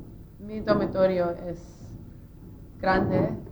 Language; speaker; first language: Spanish; non-native, learner; English